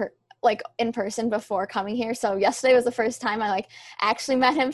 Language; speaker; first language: English; native; English